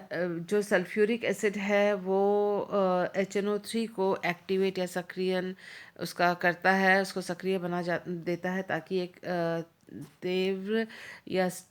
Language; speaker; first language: Hindi; native; Hindi